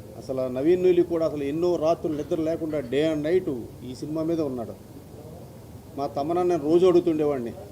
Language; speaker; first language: Telugu; native; Telugu